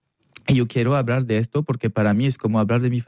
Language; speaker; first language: Spanish; non-native, learner; French